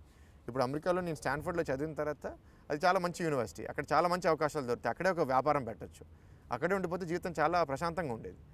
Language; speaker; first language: Telugu; native; Telugu